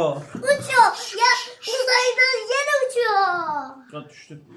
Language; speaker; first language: Turkish; native; Turkish